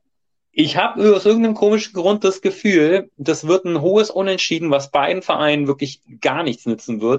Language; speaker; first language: German; native; German